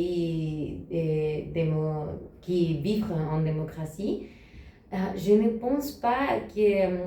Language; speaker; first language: French; non-native, learner; Spanish